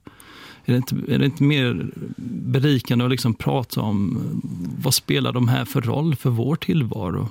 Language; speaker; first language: Swedish; native; Swedish